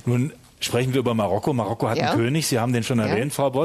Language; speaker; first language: German; native; German